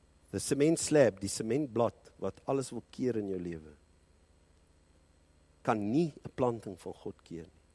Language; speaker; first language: Afrikaans; early bilingual, heritage; Afrikaans